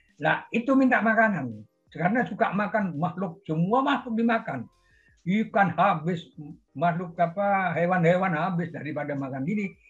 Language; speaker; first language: Indonesian; non-native, local second language; Madurese